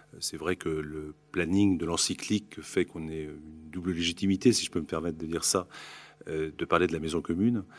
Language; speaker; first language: French; native; French